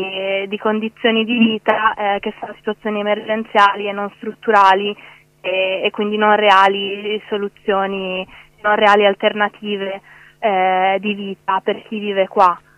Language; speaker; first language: Italian; native; Italian